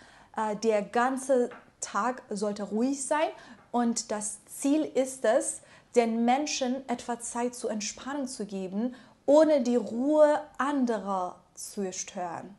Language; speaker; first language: German; non-native, fluent; Persian